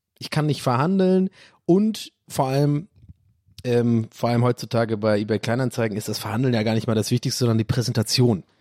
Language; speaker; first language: German; non-native, fluent; English